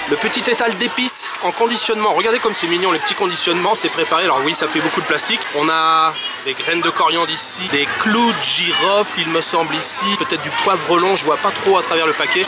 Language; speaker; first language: French; native; French